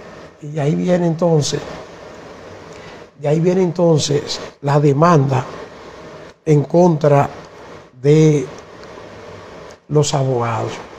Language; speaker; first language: Spanish; native; Spanish